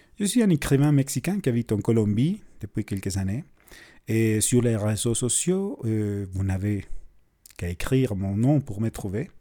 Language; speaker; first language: French; non-native, fluent; Spanish